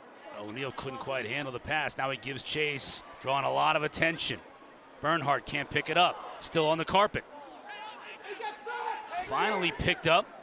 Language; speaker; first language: English; native; English